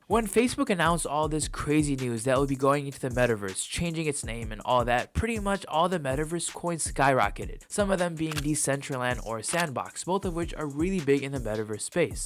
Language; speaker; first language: English; native; English